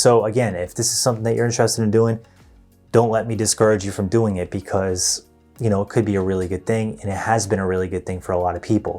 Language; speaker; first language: English; native; English